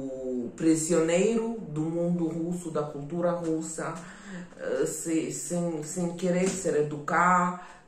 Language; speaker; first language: Portuguese; non-native, fluent; Ukrainian